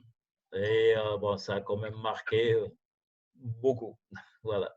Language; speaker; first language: French; non-native, fluent; German